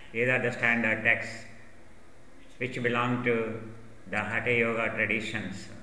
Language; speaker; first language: English; non-native, local second language; Telugu